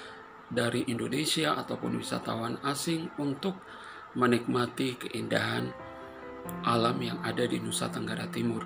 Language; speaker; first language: Indonesian; non-native, fluent; Persian